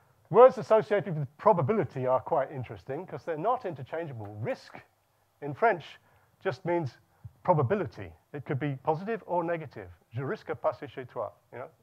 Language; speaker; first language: English; native; English